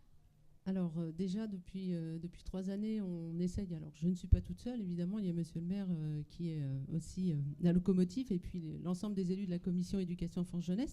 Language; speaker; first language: French; native; French